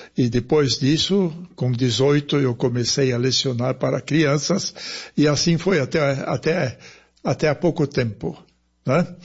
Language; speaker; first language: Portuguese; early bilingual, other home language; German